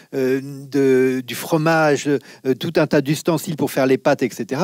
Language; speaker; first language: French; native; French